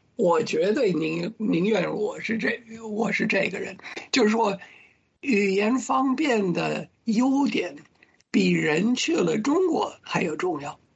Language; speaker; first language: Chinese; non-native, fluent; English